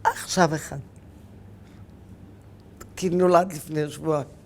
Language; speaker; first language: Hebrew; early bilingual, other home language; Arabic